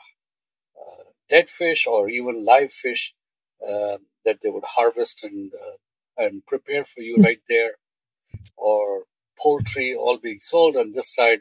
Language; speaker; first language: English; non-native, local second language; Tamil